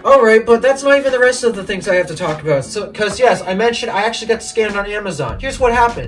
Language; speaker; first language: English; native; English